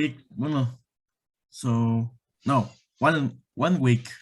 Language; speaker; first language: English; non-native, learner; Spanish